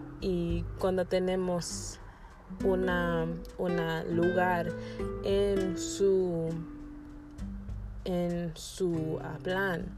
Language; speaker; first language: Spanish; non-native, learner; English